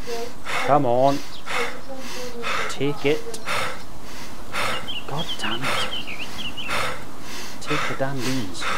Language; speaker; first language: English; native; English